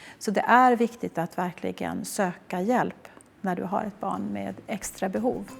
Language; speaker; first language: Swedish; native; Swedish